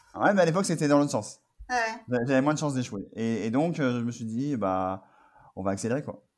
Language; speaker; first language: French; native; French